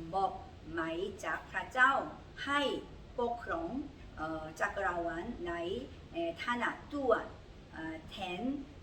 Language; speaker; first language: Thai; non-native, learner; Korean